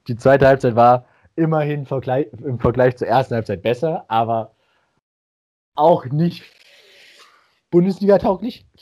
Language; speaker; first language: German; native; German